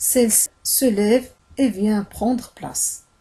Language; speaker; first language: French; non-native, local second language; Arabic